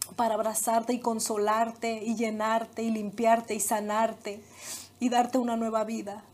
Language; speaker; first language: Spanish; native; Spanish